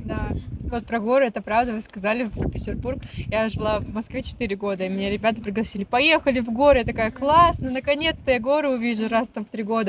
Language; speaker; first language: Russian; native; Russian